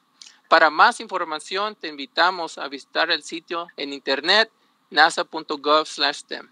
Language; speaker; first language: Spanish; early bilingual, heritage; Spanish